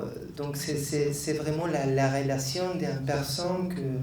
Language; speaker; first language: French; non-native, learner; Spanish